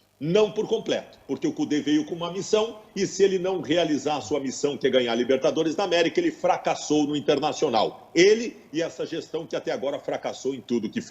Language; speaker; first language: Portuguese; native; Portuguese